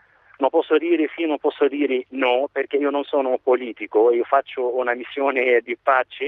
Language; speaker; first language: Italian; non-native, fluent; Arabic